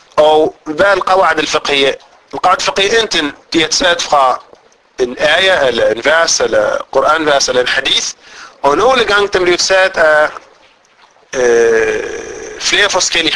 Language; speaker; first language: Danish; non-native, fluent; Arabic